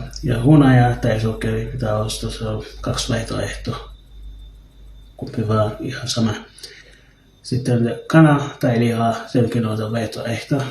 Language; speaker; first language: Finnish; non-native, learner; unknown